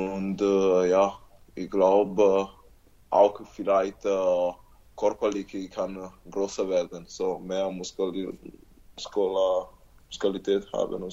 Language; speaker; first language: German; non-native, learner; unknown